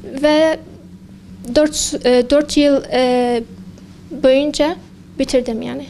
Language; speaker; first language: Turkish; non-native, fluent; Kurdish